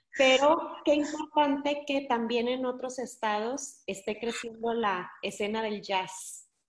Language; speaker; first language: Spanish; native; Spanish